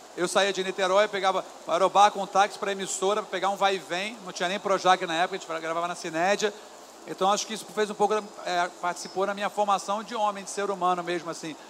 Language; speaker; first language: Portuguese; native; Portuguese